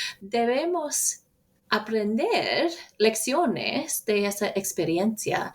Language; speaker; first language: Spanish; non-native, fluent; English